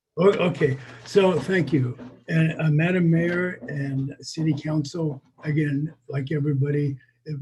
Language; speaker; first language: English; native; English